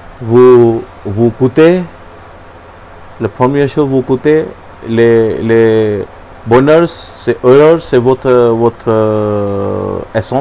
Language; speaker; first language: French; non-native, learner; Hindi